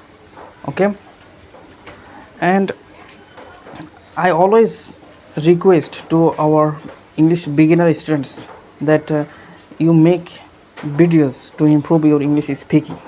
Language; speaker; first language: English; non-native, learner; Bangla